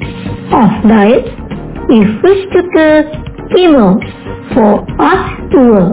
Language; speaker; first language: German; non-native, fluent; Indonesian